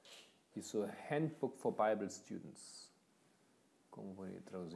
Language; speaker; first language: Portuguese; non-native, fluent; Spanish